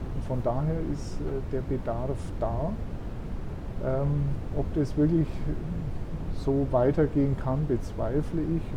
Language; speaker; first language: German; native; German